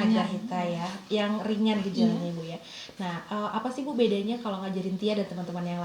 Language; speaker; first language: Indonesian; native; Indonesian